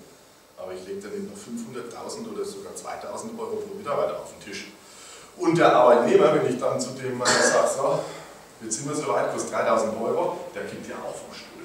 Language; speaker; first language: German; native; German